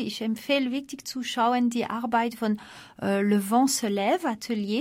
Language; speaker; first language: German; non-native, fluent; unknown